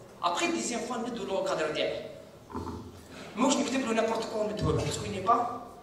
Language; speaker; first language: French; non-native, local second language; Arabic